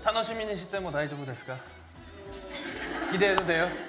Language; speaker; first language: Japanese; non-native, learner; Korean